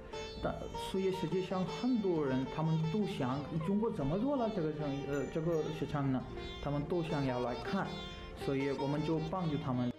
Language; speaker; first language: Chinese; non-native, learner; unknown